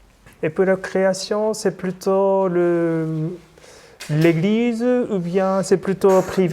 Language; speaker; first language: French; non-native, fluent; Japanese